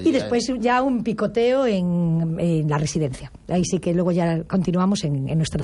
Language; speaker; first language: Spanish; native; Spanish